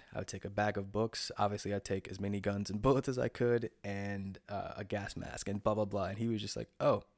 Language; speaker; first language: English; native; English